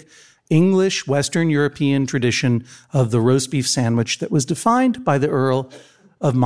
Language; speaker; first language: English; native; English